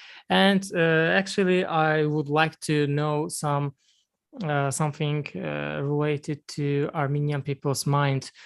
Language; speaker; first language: English; non-native, learner; Azerbaijani